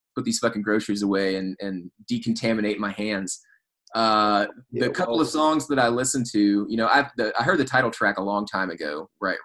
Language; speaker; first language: English; native; English